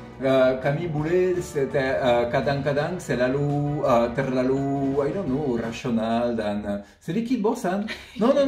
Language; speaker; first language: Indonesian; non-native, fluent; French